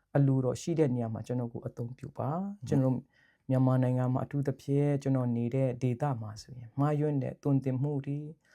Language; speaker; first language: Burmese; non-native, local second language; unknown